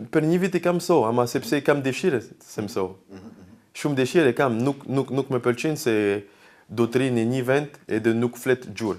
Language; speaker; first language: Albanian; non-native, learner; French